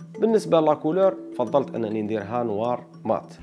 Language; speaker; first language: Arabic; native; Arabic